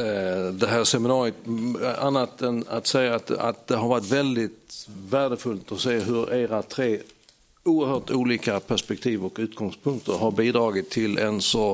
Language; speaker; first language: Swedish; native; Swedish